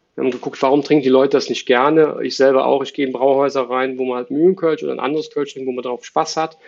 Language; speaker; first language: German; native; German